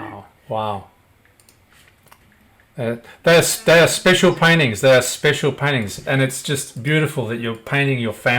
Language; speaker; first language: English; non-native, learner; Russian